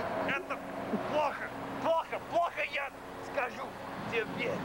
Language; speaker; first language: Russian; non-native, learner; English